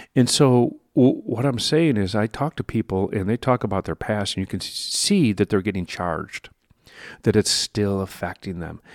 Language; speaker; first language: English; native; English